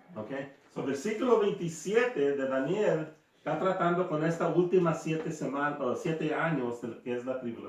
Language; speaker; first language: Spanish; early bilingual, heritage; Spanish